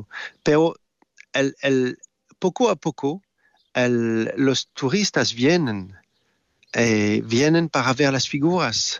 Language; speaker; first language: Spanish; non-native, fluent; French